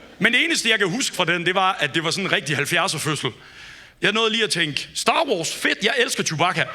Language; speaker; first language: Danish; native; Danish